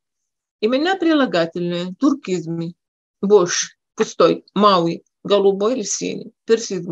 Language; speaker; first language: Russian; non-native, fluent; Arabic